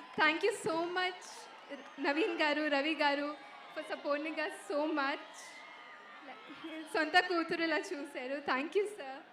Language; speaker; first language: Telugu; non-native, local second language; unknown